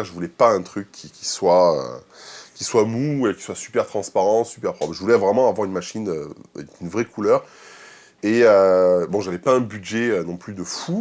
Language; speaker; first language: French; native; French